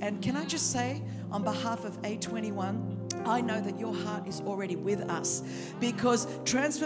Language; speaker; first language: English; native; English